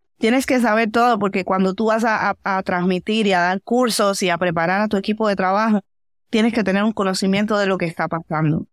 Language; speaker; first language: Spanish; native; Spanish